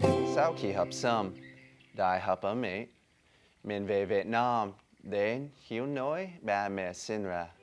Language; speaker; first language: Vietnamese; early bilingual, heritage; Vietnamese